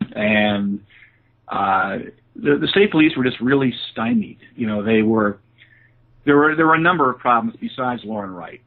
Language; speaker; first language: English; native; English